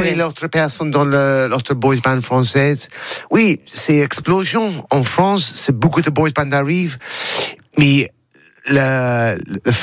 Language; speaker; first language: French; non-native, learner; English